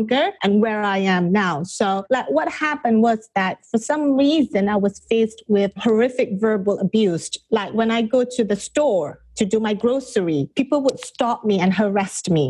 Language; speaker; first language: English; non-native, local second language; Malay